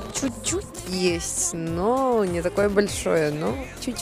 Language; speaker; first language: Russian; non-native, fluent; Georgian